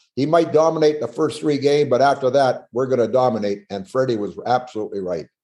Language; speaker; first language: English; native; English